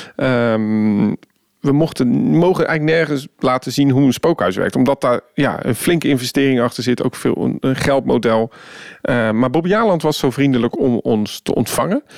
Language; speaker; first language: Dutch; native; Dutch